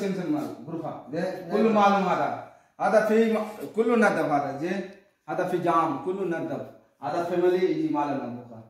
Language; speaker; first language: Arabic; non-native, learner; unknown